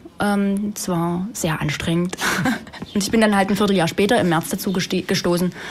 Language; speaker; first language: German; native; German